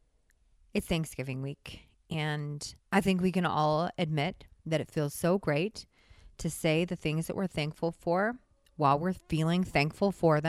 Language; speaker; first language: English; native; English